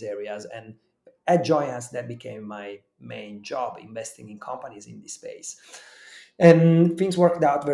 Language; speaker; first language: English; non-native, fluent; Italian